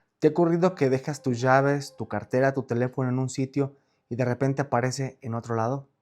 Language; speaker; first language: Spanish; native; Spanish